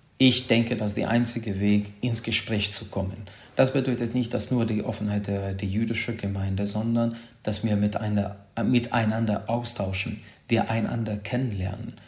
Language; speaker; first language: German; non-native, fluent; Hungarian